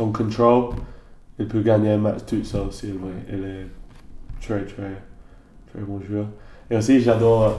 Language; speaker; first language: French; non-native, learner; English